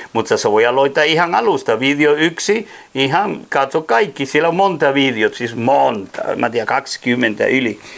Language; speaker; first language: Finnish; non-native, learner; Spanish